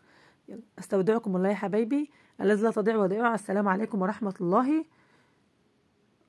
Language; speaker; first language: Arabic; native; Arabic